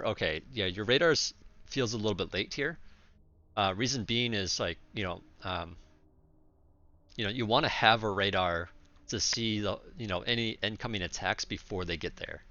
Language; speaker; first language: English; native; English